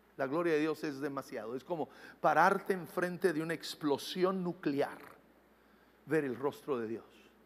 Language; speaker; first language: Spanish; non-native, fluent; English